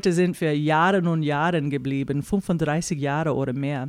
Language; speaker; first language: German; non-native, fluent; English